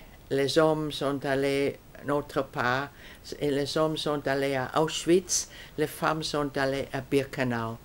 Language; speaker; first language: French; non-native, fluent; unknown